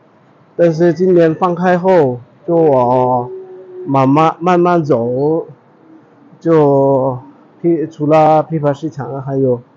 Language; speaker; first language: Chinese; non-native, fluent; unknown